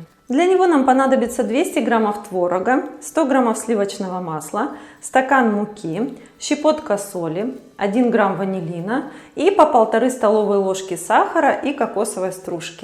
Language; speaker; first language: Russian; native; Russian